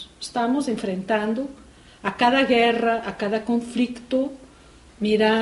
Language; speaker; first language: Spanish; non-native, fluent; Portuguese